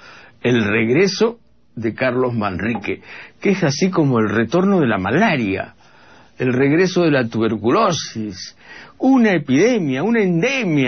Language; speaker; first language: Spanish; native; Spanish